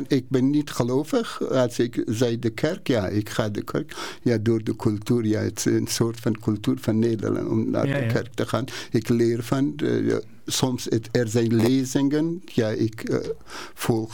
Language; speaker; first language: Dutch; non-native, learner; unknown